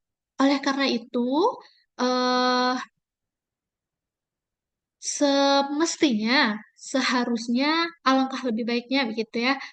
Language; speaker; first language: Indonesian; native; Indonesian